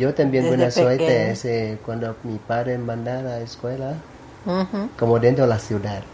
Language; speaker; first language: Spanish; non-native, learner; Thai